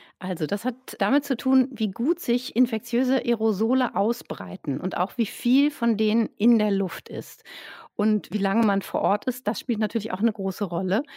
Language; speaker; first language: German; native; German